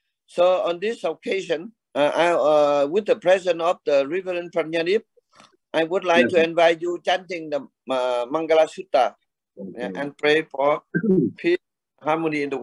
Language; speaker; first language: English; non-native, learner; Vietnamese